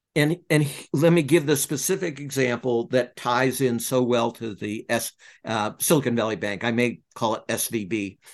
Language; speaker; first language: English; native; English